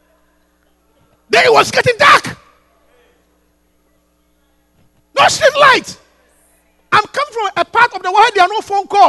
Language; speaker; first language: English; non-native, local second language; Akan